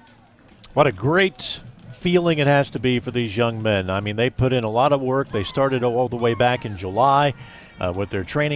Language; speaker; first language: English; native; English